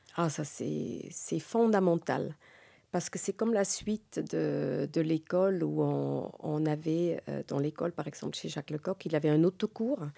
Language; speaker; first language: French; non-native, local second language; Swiss German